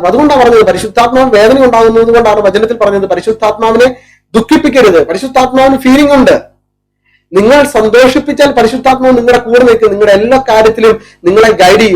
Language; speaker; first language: Malayalam; native; Malayalam